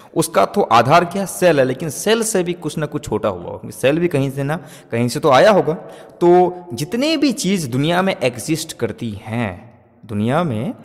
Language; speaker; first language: Hindi; native; Hindi